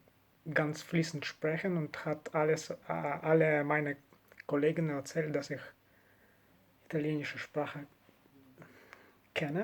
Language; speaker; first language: German; non-native, learner; Russian